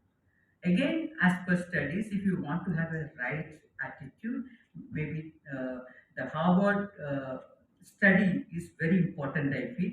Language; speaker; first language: English; non-native, local second language; Malayalam